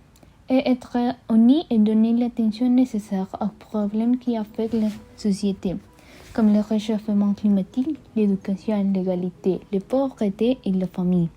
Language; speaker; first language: French; non-native, learner; Spanish